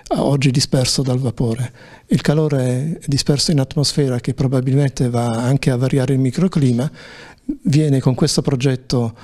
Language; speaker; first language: Italian; native; Italian